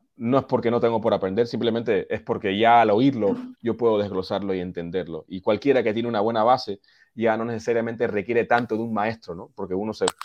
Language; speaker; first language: Spanish; early bilingual, heritage; Spanish